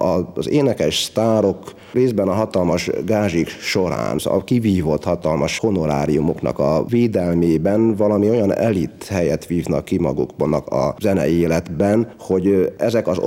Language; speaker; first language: Hungarian; native; Hungarian